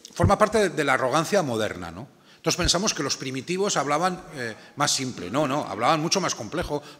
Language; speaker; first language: Spanish; native; Spanish